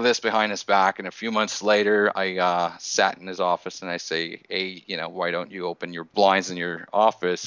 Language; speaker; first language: English; native; English